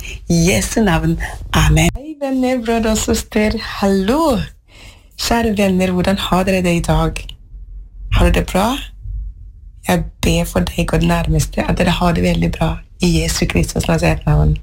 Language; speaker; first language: Norwegian; non-native, fluent; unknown